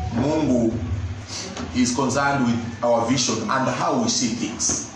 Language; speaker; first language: English; non-native, local second language; Swahili